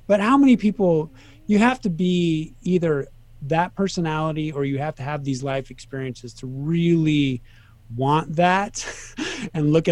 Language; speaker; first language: English; native; English